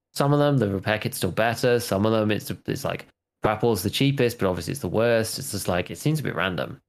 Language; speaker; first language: English; native; English